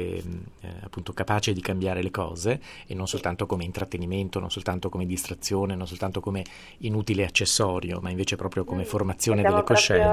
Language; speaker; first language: Italian; native; Italian